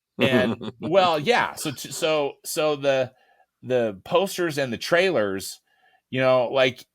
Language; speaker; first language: English; native; English